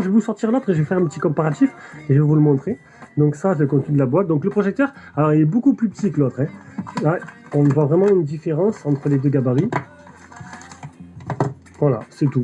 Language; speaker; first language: French; native; French